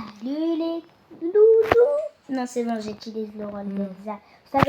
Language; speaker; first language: French; native; French